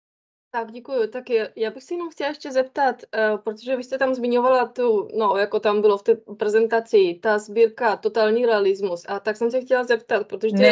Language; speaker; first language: Czech; non-native, fluent; Polish